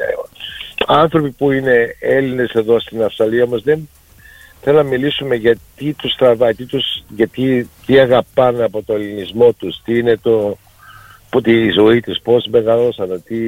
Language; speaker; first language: Greek; early bilingual, heritage; Greek